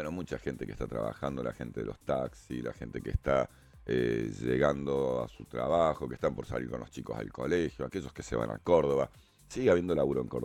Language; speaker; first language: Spanish; native; Spanish